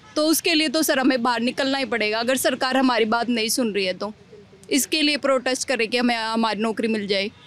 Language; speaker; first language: Hindi; native; Hindi